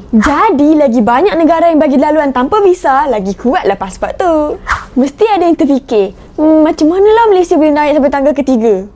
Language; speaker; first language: Malay; native; Malay